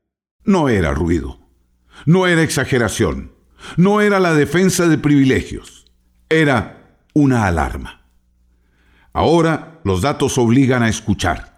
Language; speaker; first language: Spanish; native; Spanish